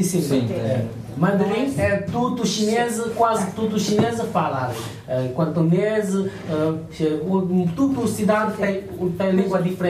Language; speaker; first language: Portuguese; non-native, learner; Chinese